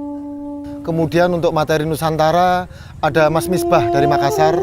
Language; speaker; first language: Indonesian; native; Indonesian